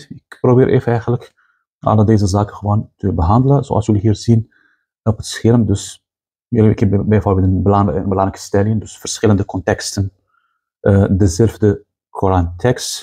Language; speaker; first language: Dutch; non-native, fluent; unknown